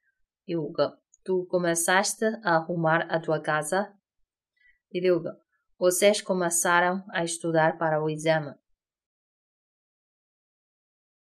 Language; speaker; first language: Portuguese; non-native, fluent; Chinese